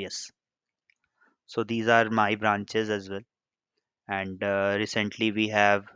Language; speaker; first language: English; non-native, local second language; Hindi